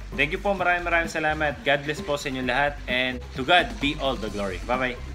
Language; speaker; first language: Filipino; native; Filipino